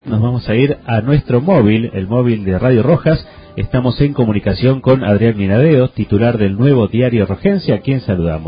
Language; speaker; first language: Spanish; native; Spanish